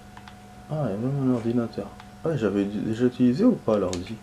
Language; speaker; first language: French; native; French